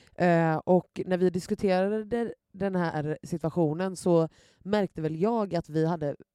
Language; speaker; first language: Swedish; native; Swedish